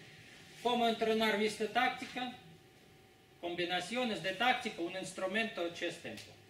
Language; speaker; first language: Spanish; non-native, fluent; Russian